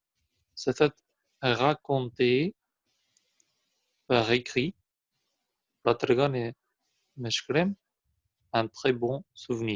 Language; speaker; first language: French; non-native, fluent; Albanian